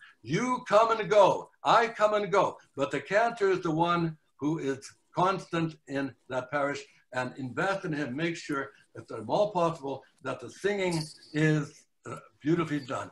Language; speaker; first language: English; native; English